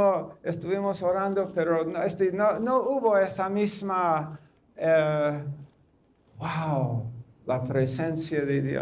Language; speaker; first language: Spanish; non-native, fluent; English